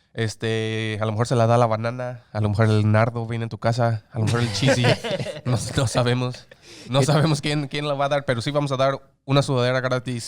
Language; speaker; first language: Spanish; early bilingual, heritage; Spanish